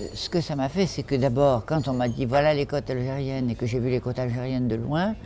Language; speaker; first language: French; native; French